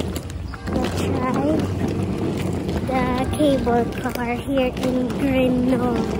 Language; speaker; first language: English; non-native, local second language; Filipino